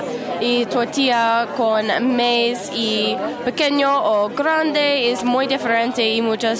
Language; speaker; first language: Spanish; non-native, learner; English